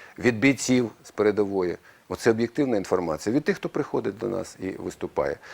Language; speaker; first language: Ukrainian; native; Ukrainian